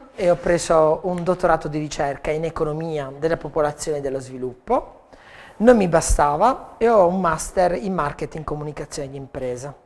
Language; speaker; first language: Italian; native; Italian